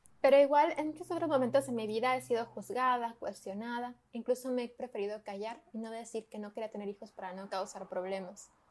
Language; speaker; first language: Spanish; native; Spanish